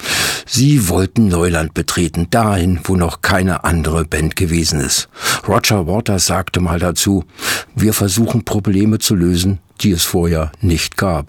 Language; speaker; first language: German; native; German